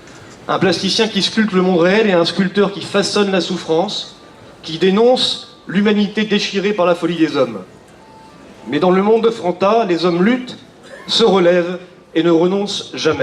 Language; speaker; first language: French; native; French